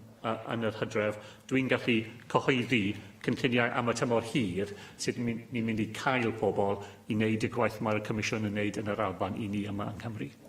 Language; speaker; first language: Welsh; non-native, local second language; English